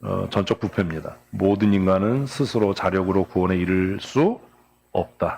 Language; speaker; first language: Korean; native; Korean